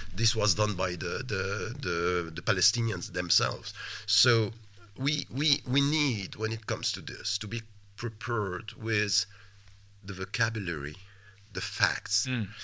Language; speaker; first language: English; non-native, fluent; French